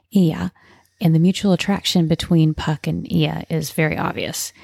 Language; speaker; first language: English; native; English